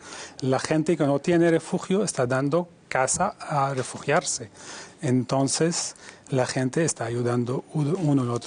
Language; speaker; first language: Spanish; non-native, fluent; Arabic